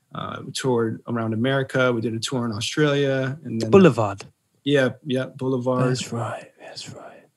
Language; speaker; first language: English; native; English